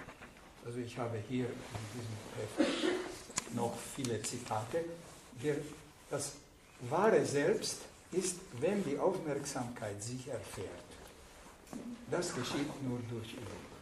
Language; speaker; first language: German; non-native, fluent; Hungarian